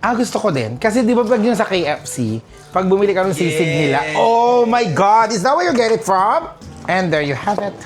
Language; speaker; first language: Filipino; non-native, local second language; Pampanga